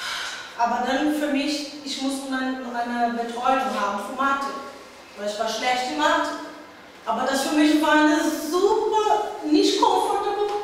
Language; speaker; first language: German; non-native, learner; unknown